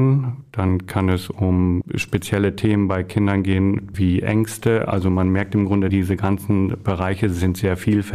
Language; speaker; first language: German; native; German